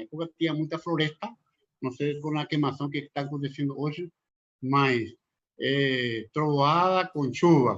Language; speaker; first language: Portuguese; non-native, local second language; Spanish